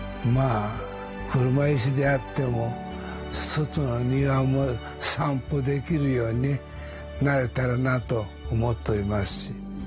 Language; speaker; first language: Japanese; native; Japanese